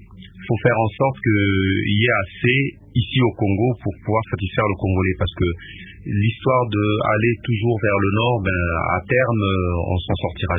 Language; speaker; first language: French; non-native, local second language; Lingala